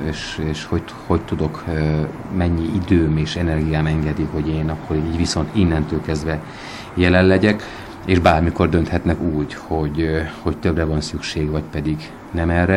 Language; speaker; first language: Hungarian; native; Hungarian